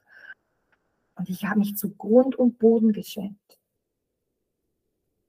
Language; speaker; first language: German; native; German